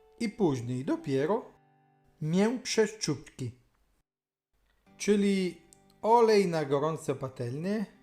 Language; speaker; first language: Polish; non-native, learner; Italian